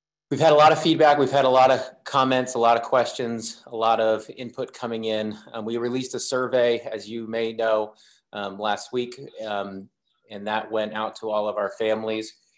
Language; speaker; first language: English; native; English